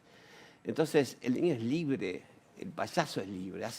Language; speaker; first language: Spanish; native; Spanish